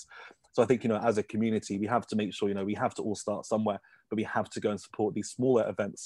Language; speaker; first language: English; native; English